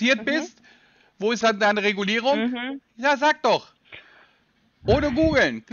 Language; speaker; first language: German; native; German